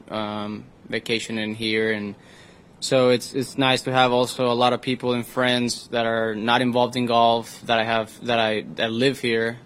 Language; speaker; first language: English; non-native, fluent; Spanish